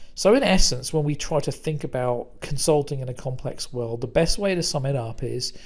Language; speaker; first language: English; native; English